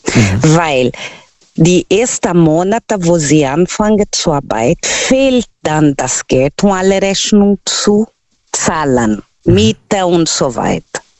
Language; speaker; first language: German; non-native, fluent; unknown